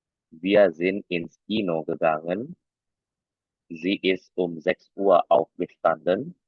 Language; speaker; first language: German; non-native, fluent; Indonesian